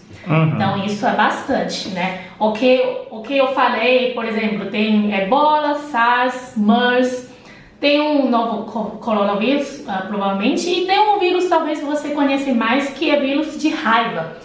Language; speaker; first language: Portuguese; non-native, fluent; Chinese